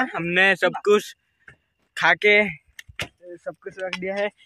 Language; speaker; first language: Hindi; non-native, local second language; Gujarati